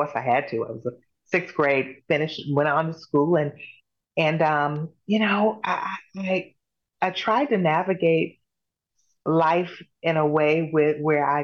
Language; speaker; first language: English; native; English